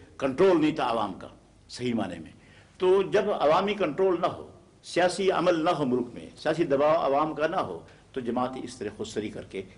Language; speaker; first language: Urdu; non-native, local second language; Pashto